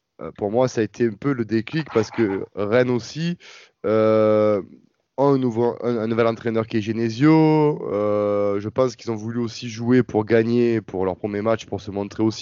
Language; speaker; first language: French; native; French